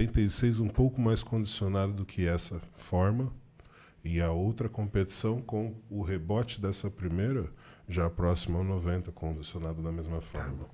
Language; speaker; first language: Portuguese; native; Portuguese